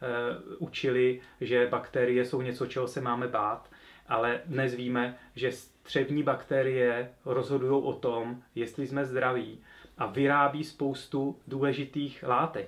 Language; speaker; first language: Czech; native; Czech